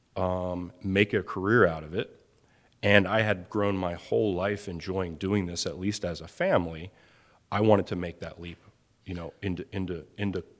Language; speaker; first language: English; native; English